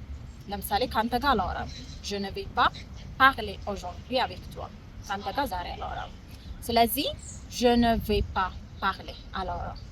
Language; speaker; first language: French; non-native, fluent; Amharic